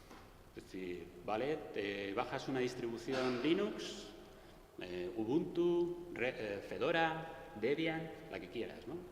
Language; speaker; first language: Spanish; native; Spanish